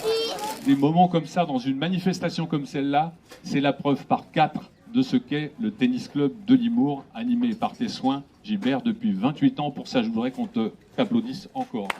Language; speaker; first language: French; native; French